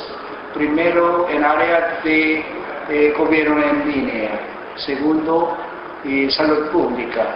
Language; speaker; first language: Spanish; non-native, fluent; Korean